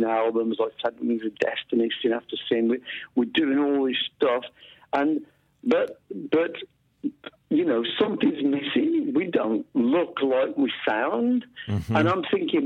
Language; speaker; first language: English; native; English